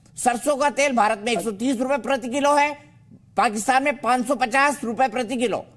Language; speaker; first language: Hindi; native; Hindi